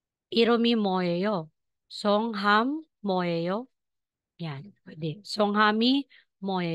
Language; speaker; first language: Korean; non-native, fluent; Filipino